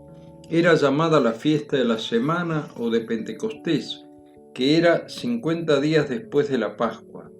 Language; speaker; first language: Spanish; native; Spanish